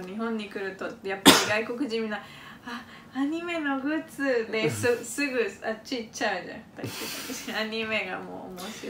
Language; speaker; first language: Japanese; non-native, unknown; Spanish